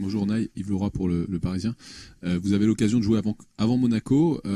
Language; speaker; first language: French; native; French